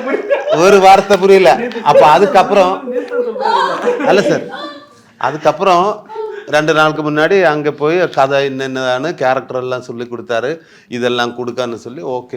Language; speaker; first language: Tamil; non-native, learner; Malayalam